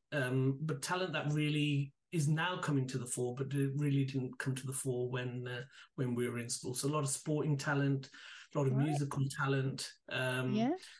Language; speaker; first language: English; native; English